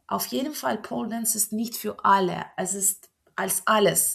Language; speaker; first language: German; non-native, fluent; Russian